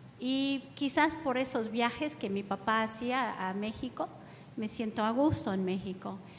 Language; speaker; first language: Spanish; early bilingual, heritage; Spanish